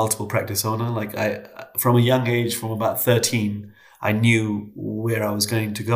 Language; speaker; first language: English; native; English